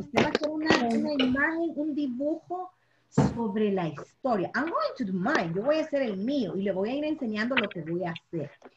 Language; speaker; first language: Spanish; native; Spanish